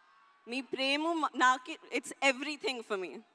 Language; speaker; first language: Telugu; non-native, learner; Hindi